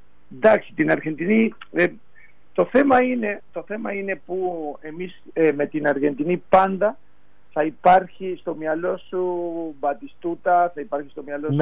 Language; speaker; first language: Greek; non-native, fluent; Spanish